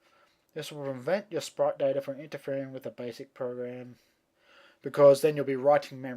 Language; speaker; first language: English; native; English